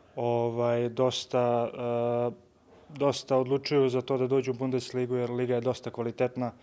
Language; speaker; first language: Serbian; native; Serbian